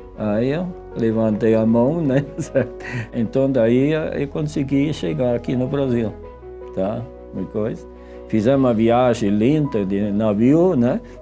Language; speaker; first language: Portuguese; non-native, fluent; Swiss German